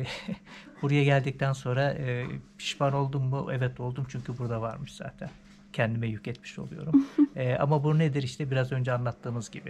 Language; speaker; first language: Turkish; native; Turkish